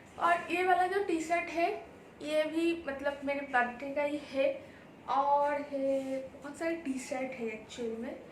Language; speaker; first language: Hindi; non-native, local second language; Bangla